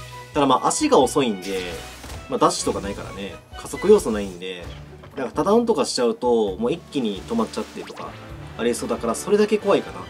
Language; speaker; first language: Japanese; native; Japanese